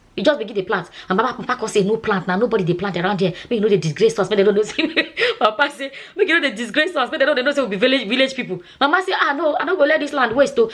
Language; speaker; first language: Nigerian Pidgin; non-native, local second language; Igbo